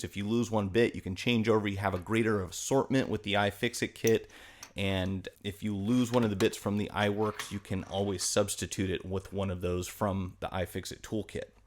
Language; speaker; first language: English; native; English